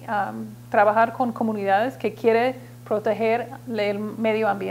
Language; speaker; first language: Spanish; non-native, learner; English